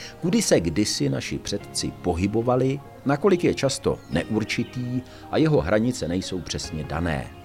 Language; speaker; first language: Czech; native; Czech